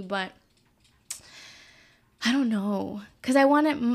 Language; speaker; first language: English; early bilingual, other home language; Spanish